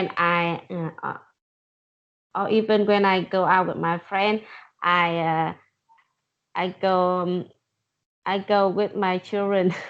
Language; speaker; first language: English; non-native, learner; Vietnamese